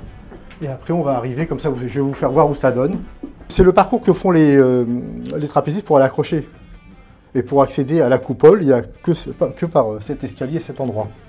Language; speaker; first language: French; native; French